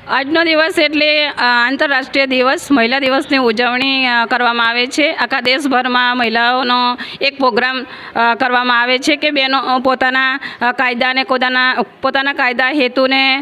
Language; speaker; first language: Gujarati; non-native, local second language; Rathawi